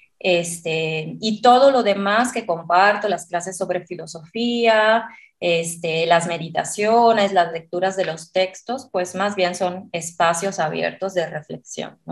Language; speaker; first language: Spanish; non-native, fluent; Italian